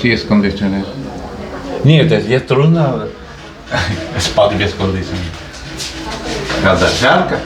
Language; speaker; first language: Russian; non-native, learner; Spanish